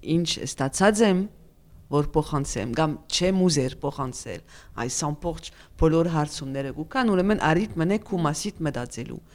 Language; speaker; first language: Armenian; early bilingual, heritage; Armenian